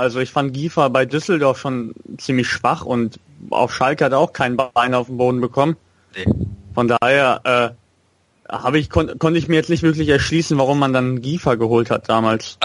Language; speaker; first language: German; native; German